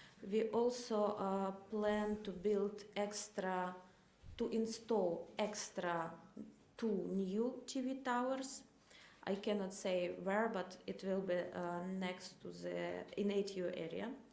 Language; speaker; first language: English; non-native, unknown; Ukrainian